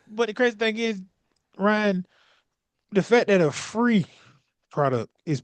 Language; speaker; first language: English; native; English